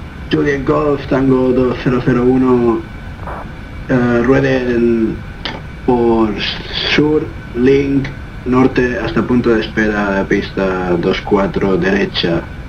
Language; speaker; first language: Spanish; native; Spanish